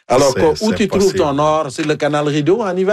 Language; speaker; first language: French; non-native, local second language; Wolof